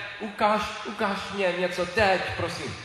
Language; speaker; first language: Czech; non-native, learner; English